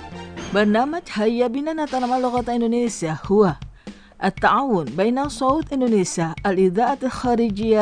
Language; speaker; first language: Arabic; non-native, fluent; Indonesian